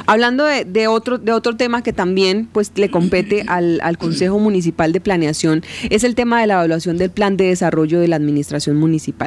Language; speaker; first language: Spanish; native; Spanish